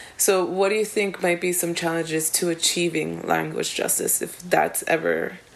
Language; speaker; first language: English; early bilingual, other home language; Spanish